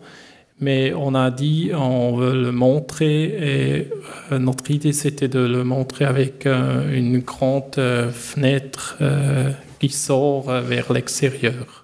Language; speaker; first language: French; non-native, learner; German